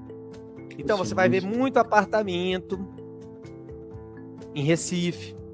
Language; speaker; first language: Portuguese; native; Portuguese